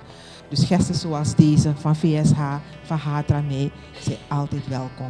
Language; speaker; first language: Dutch; native; Dutch